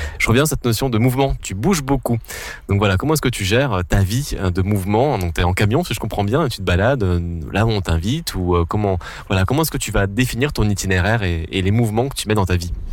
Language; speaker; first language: French; native; French